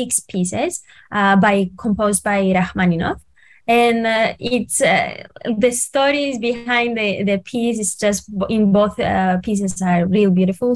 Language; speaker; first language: English; non-native, fluent; Greek